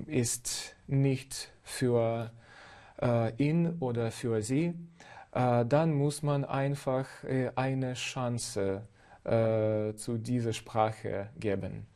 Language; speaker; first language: German; non-native, fluent; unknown